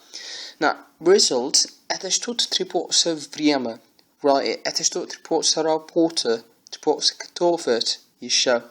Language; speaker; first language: Russian; non-native, learner; English